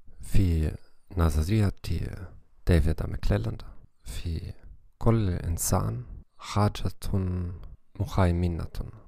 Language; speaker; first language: Arabic; non-native, learner; German